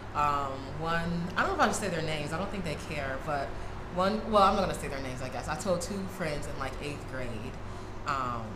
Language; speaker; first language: English; native; English